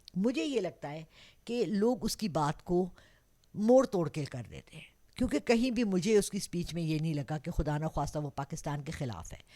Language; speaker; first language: Urdu; non-native, local second language; Pashto